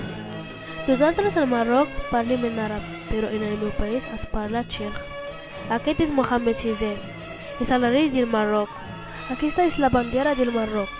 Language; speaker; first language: Catalan; early bilingual, other home language; Arabic